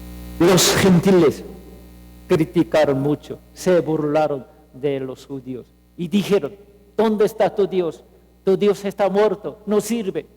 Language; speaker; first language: Spanish; non-native, fluent; Korean